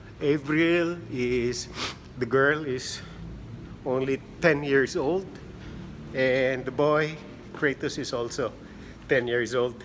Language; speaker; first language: English; non-native, local second language; Filipino